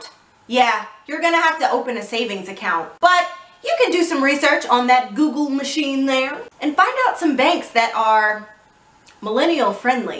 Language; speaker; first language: English; native; English